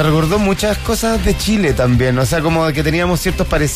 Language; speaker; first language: Spanish; native; Spanish